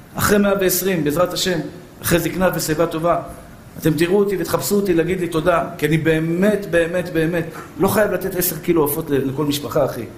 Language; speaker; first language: Hebrew; early bilingual, other home language; Persian